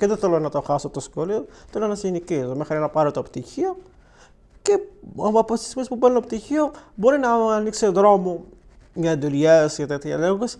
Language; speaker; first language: Greek; non-native, learner; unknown